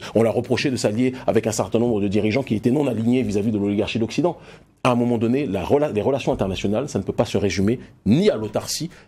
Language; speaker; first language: French; native; French